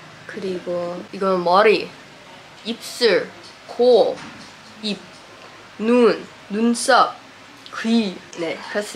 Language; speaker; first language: Korean; non-native, fluent; English